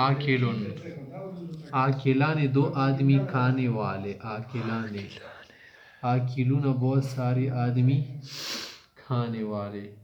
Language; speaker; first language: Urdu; native; Urdu